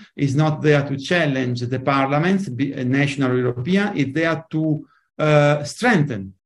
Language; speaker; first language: English; non-native, fluent; Italian